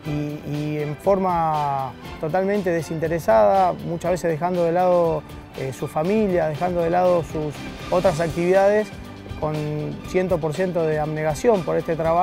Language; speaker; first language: Spanish; native; Spanish